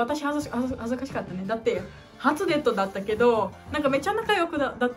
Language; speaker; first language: Japanese; non-native, learner; Portuguese